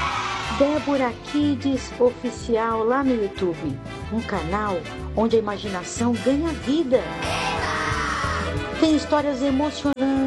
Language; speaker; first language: Portuguese; native; Portuguese